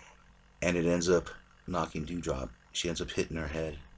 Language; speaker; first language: English; native; English